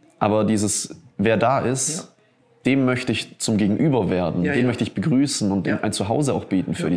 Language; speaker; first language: German; native; German